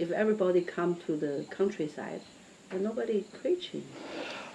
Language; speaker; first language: English; non-native, learner; Chinese